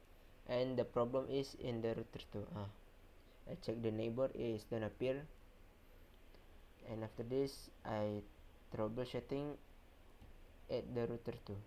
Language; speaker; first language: English; non-native, learner; Indonesian